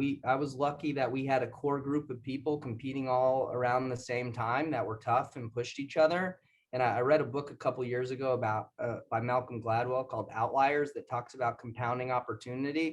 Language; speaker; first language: English; native; English